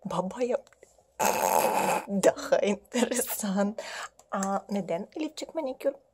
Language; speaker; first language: Turkish; non-native, learner; Russian